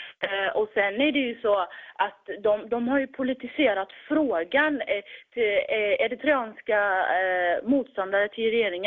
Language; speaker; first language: Swedish; early bilingual, other home language; Tigrinya